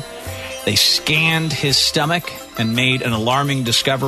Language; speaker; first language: English; native; English